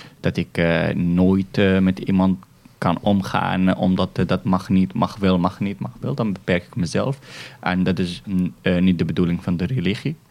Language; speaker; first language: Dutch; non-native, fluent; Arabic